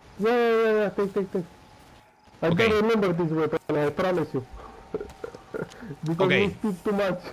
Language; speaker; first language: English; non-native, learner; Romanian